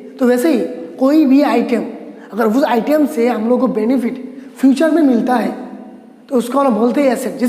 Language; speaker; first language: Hindi; non-native, local second language; Bangla